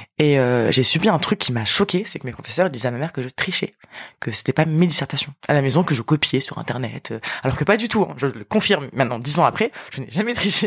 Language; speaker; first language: French; early bilingual, other home language; Arabic